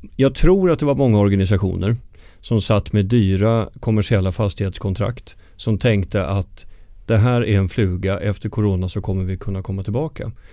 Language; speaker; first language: Swedish; native; Swedish